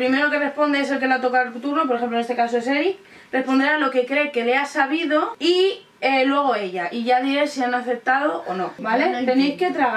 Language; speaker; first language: Spanish; native; Spanish